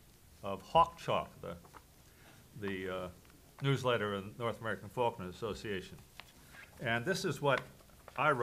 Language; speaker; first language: English; native; English